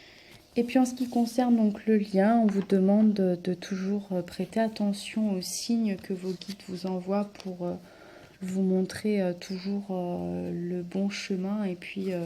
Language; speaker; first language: French; native; French